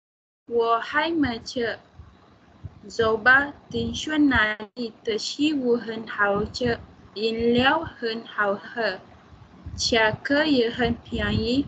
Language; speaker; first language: Chinese; non-native, learner; Malay